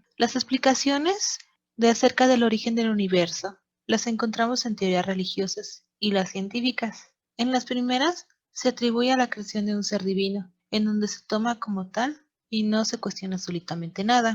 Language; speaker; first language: Spanish; native; Spanish